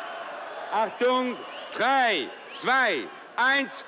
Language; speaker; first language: German; non-native, fluent; Italian